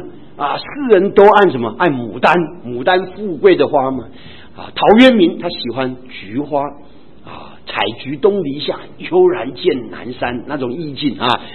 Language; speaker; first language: Chinese; native; Chinese